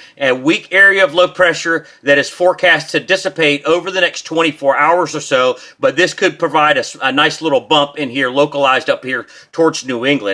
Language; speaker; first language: English; native; English